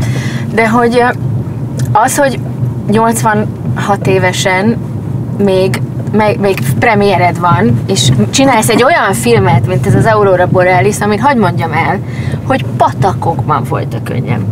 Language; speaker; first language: Hungarian; native; Hungarian